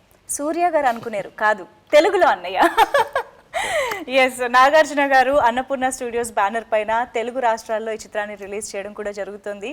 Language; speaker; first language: Telugu; native; Telugu